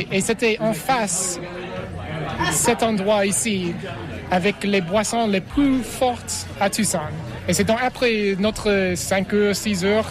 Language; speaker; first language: French; non-native, fluent; English